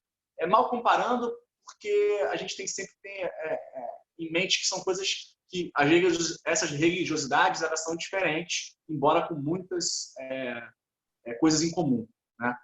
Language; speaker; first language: Portuguese; native; Portuguese